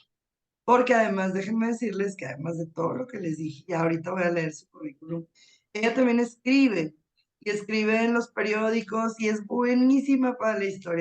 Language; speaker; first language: Spanish; native; Spanish